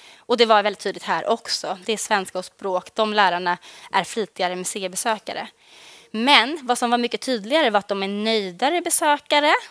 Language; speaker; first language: Swedish; native; Swedish